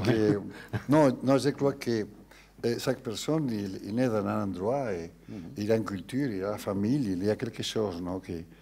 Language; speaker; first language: French; non-native, learner; Spanish